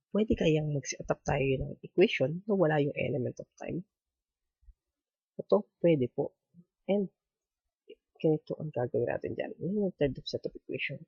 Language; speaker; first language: Filipino; native; Filipino